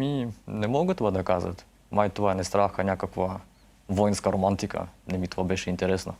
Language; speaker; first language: Bulgarian; early bilingual, heritage; Russian